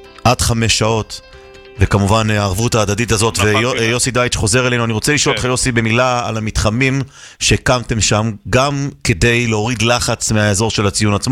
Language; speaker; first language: Hebrew; native; Hebrew